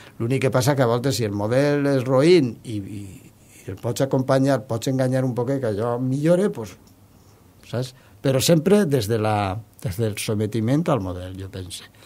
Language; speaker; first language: Catalan; non-native, local second language; Spanish